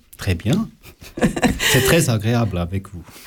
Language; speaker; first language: French; non-native, local second language; German